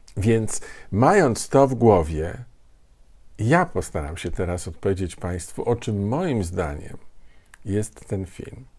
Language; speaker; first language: Polish; native; Polish